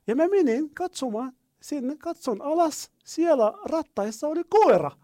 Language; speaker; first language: Finnish; non-native, fluent; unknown